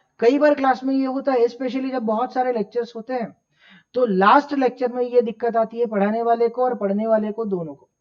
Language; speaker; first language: Hindi; non-native, local second language; Gujarati